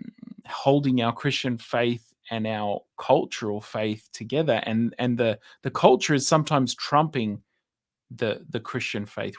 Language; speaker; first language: English; native; English